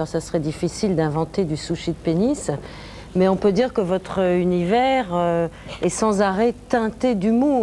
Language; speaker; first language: French; native; French